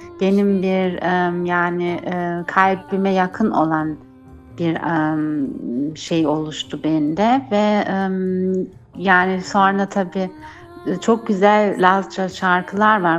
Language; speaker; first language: Turkish; early bilingual, heritage; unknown